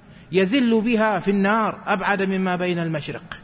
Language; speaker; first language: Arabic; native; Arabic